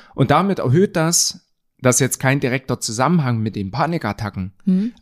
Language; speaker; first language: German; native; German